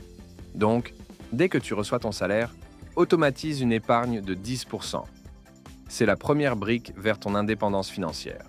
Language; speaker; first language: French; native; French